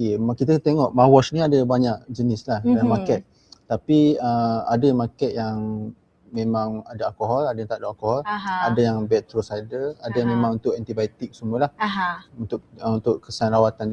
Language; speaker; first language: Malay; native; Malay